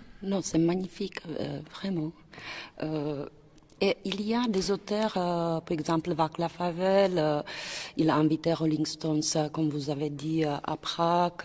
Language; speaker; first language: French; non-native, fluent; Czech